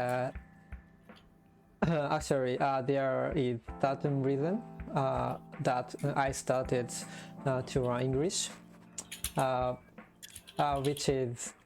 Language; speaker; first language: English; non-native, learner; Japanese